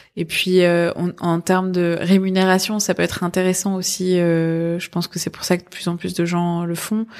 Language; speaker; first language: French; early bilingual, other home language; Persian